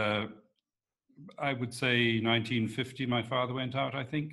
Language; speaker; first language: English; native; English